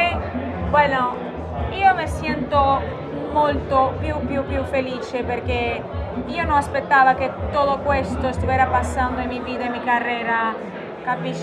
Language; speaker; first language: Italian; non-native, learner; Portuguese